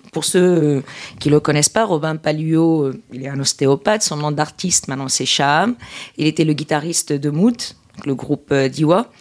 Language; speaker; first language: French; non-native, local second language; Arabic